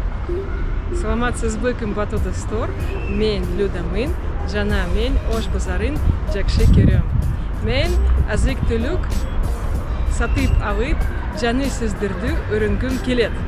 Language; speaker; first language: Kyrgyz; non-native, learner; Russian